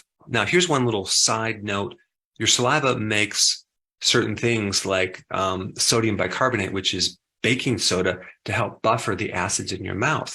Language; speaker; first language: English; native; English